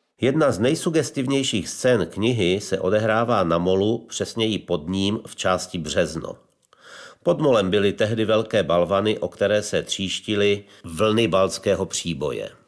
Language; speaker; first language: Czech; native; Czech